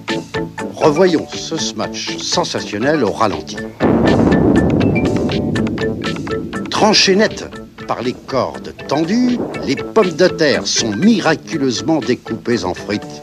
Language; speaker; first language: French; native; French